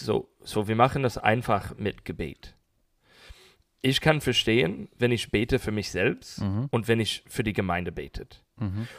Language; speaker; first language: German; non-native, learner; English